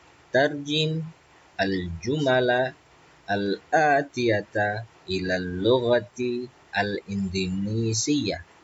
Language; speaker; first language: Arabic; non-native, fluent; Indonesian